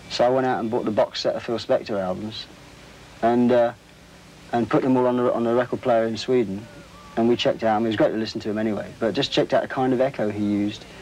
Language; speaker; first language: English; native; English